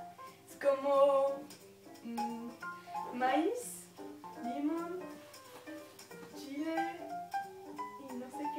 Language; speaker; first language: Spanish; non-native, learner; French